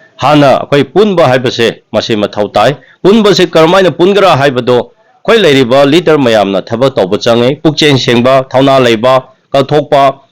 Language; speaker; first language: Manipuri; non-native, local second language; Tangkhul Naga (India)